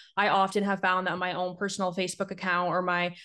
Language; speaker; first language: English; native; English